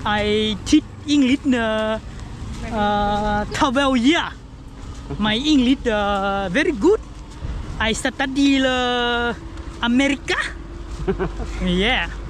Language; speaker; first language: English; non-native, learner; Hmong